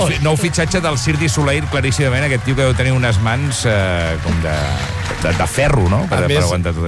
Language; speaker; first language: Catalan; native; Catalan